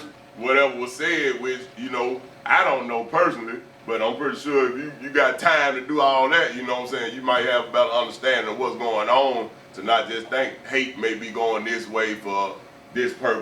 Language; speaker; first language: English; native; English